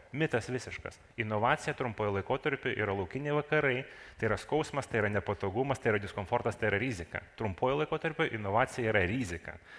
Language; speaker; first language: Lithuanian; non-native, local second language; Russian